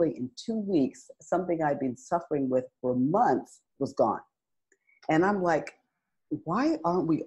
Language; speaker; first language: English; native; English